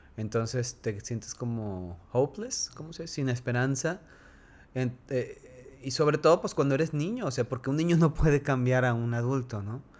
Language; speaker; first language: Spanish; native; Spanish